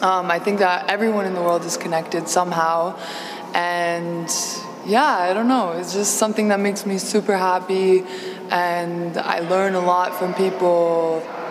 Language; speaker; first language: English; early bilingual, other home language; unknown